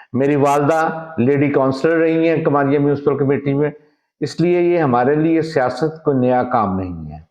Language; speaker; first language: Urdu; non-native, local second language; Punjabi